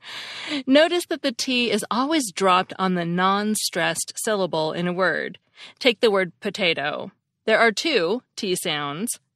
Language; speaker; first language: English; native; English